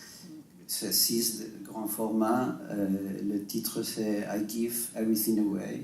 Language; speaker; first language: French; non-native, fluent; Spanish